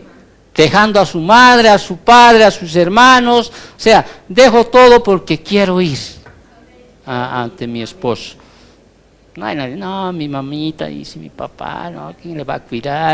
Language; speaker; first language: Spanish; native; Spanish